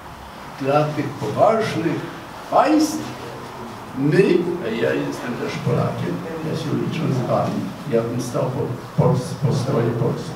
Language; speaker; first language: Polish; non-native, fluent; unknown